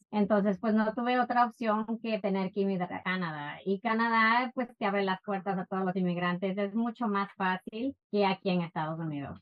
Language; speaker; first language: Spanish; native; Spanish